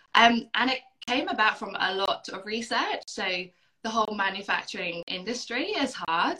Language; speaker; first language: English; native; English